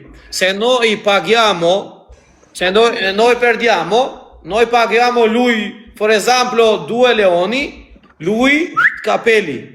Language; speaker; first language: Italian; non-native, learner; Albanian